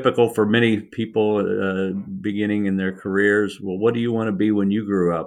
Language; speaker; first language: English; native; English